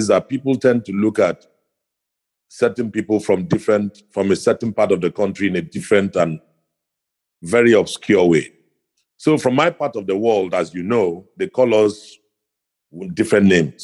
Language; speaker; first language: English; non-native, local second language; Ibibio